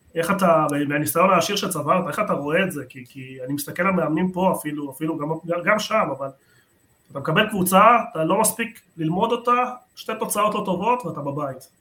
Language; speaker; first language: Hebrew; early bilingual, other home language; Spanish